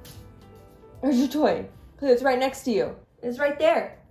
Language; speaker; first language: English; native; English